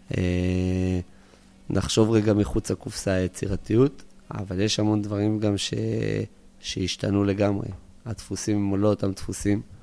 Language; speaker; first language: Hebrew; early bilingual, other home language; English